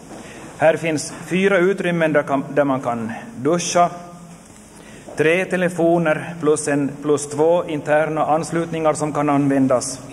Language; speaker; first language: Swedish; native; Swedish